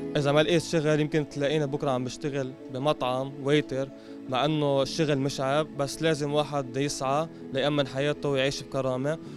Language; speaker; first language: Arabic; native; Arabic